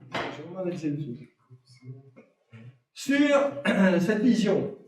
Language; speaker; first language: French; native; French